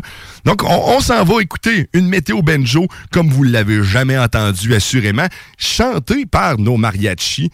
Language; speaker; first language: French; native; French